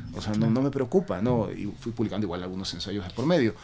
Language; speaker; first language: Spanish; native; Spanish